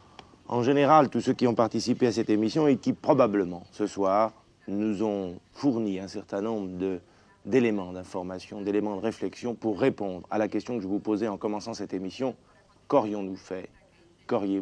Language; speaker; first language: French; native; French